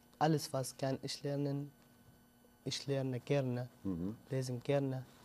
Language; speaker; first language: German; non-native, learner; Arabic